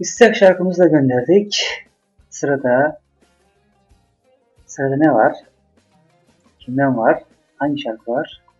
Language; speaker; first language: Turkish; native; Turkish